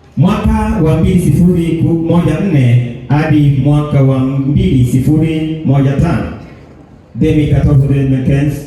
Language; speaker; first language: Swahili; native; Swahili